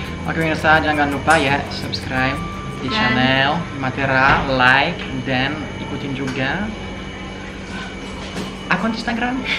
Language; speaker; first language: Indonesian; non-native, fluent; French